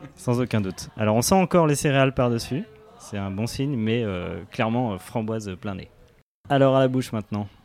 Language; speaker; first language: French; native; French